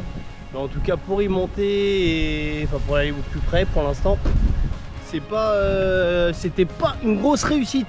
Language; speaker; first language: French; native; French